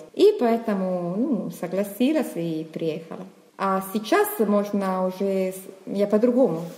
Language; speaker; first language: Russian; non-native, fluent; Italian